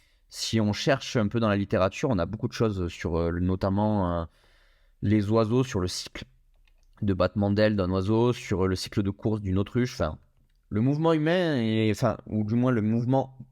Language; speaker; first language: French; native; French